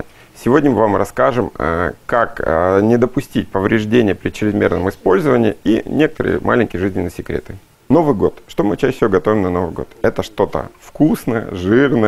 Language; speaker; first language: Russian; native; Russian